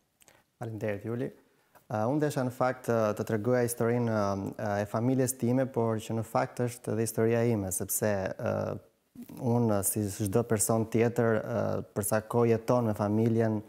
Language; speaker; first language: Albanian; native; Albanian